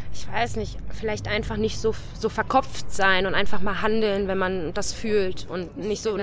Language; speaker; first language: German; native; German